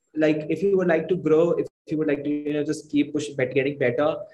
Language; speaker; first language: English; non-native, local second language; Hindi